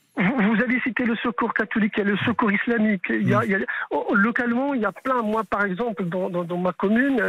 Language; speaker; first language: French; non-native, local second language; Arabic